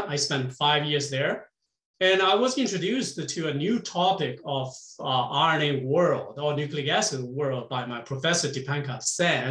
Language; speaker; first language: English; non-native, fluent; Chinese